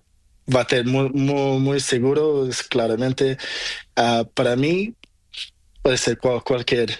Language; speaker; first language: Spanish; non-native, learner; Portuguese